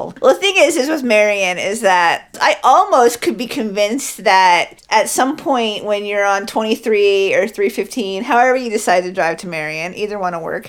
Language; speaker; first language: English; native; English